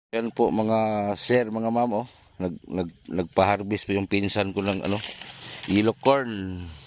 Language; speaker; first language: Filipino; non-native, local second language; Cebuano